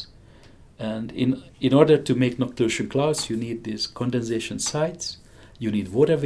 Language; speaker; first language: English; non-native, fluent; Hungarian